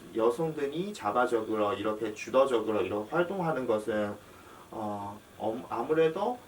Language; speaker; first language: Korean; non-native, fluent; Chinese